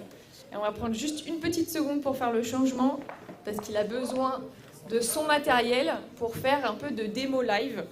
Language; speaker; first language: French; native; French